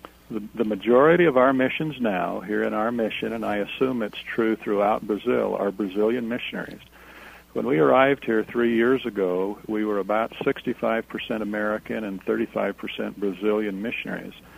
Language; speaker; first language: English; native; English